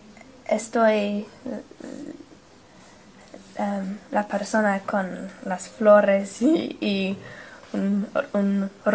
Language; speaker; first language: Spanish; non-native, learner; English